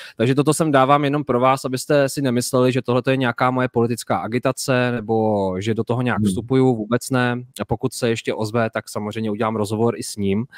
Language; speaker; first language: Czech; native; Czech